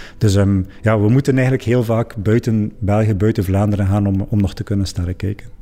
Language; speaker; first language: Dutch; native; Dutch